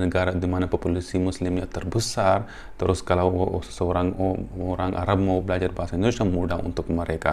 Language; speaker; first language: Indonesian; non-native, fluent; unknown